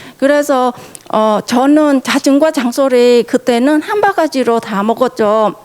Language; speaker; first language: Korean; non-native, fluent; Vietnamese